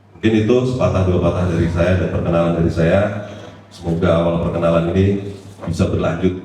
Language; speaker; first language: Indonesian; native; Indonesian